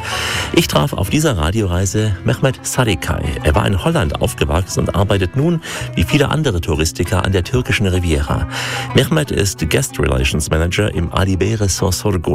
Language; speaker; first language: German; native; German